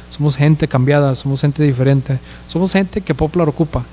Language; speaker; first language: Spanish; early bilingual, heritage; Spanish